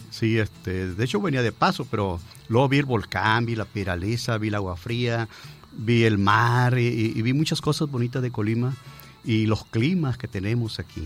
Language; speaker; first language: Spanish; native; Spanish